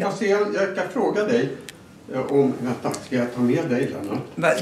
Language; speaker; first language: Swedish; native; Swedish